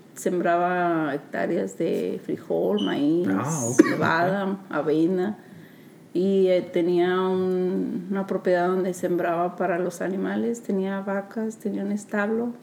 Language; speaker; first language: Spanish; native; Spanish